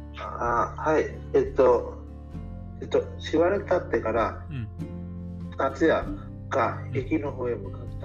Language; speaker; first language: Japanese; non-native, learner; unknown